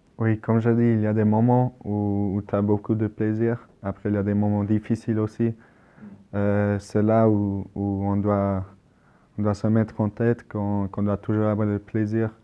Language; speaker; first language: French; non-native, local second language; German